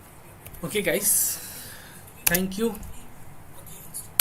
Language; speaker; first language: English; non-native, local second language; Hindi